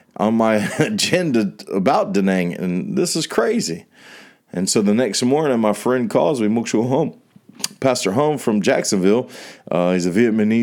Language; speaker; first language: English; native; English